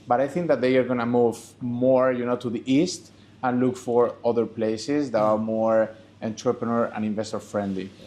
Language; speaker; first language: English; non-native, fluent; Spanish